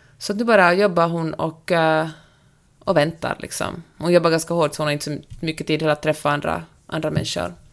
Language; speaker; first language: Swedish; native; Swedish